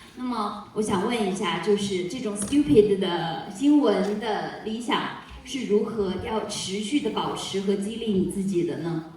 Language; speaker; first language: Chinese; native; Chinese